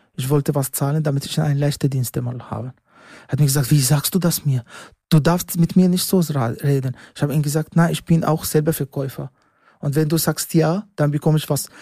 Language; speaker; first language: German; non-native, learner; Arabic